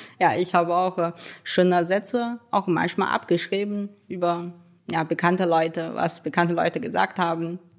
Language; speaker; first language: German; non-native, fluent; Chinese